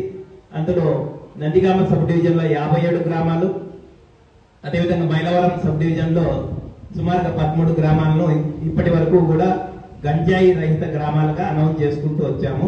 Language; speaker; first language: Telugu; native; Telugu